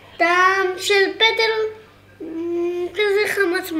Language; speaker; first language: Hebrew; early bilingual, other home language; Russian